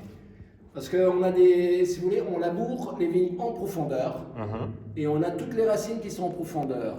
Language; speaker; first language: French; native; French